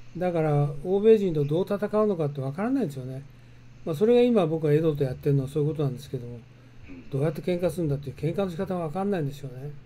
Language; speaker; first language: Japanese; native; Japanese